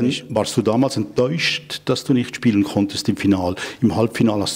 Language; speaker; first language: German; native; German